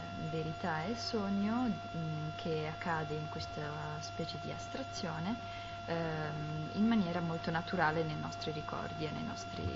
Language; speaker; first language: Italian; native; Italian